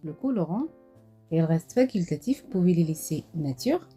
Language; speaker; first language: French; non-native, local second language; Arabic